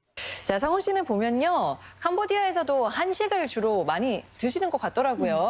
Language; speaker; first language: Korean; native; Korean